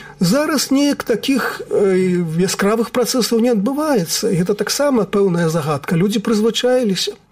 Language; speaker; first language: Belarusian; native; Belarusian